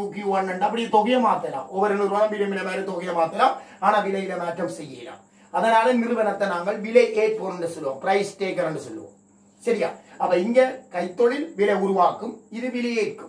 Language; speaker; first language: Tamil; native; Tamil